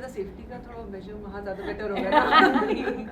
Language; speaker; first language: Hindi; native; Hindi